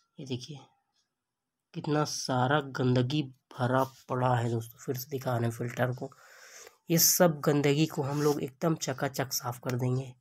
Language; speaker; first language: Hindi; native; Hindi